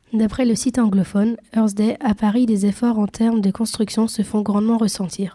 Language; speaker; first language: French; native; French